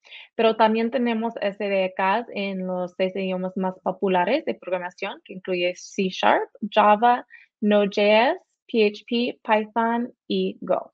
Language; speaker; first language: Spanish; early bilingual, heritage; Spanish